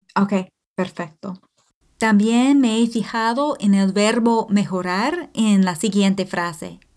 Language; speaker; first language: Spanish; non-native, fluent; English